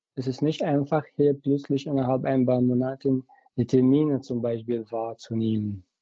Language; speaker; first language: German; non-native, fluent; Arabic